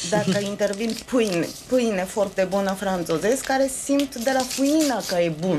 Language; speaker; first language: Romanian; non-native, learner; Japanese